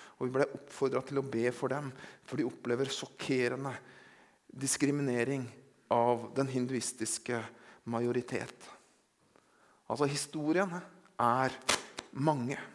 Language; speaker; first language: Norwegian; native; Norwegian